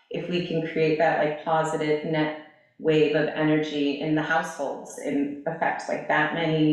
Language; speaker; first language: English; native; English